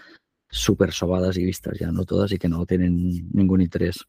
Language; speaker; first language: Spanish; native; Spanish